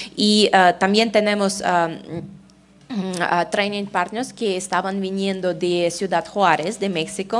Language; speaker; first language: Spanish; non-native, fluent; Russian